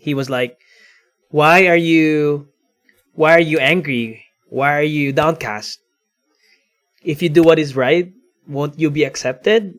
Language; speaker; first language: English; non-native, local second language; Filipino